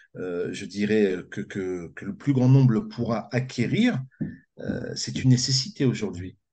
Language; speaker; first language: French; native; French